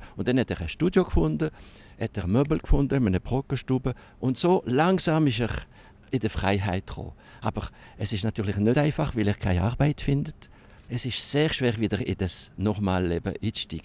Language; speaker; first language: German; non-native, local second language; French